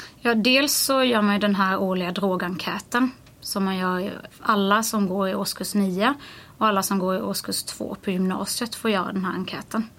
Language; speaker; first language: Swedish; native; Swedish